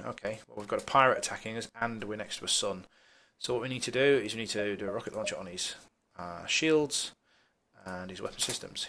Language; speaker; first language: English; native; English